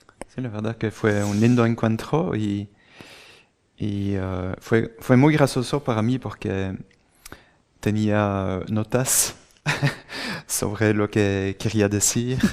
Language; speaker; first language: Spanish; non-native, fluent; French